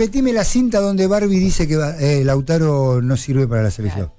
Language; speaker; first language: Spanish; native; Spanish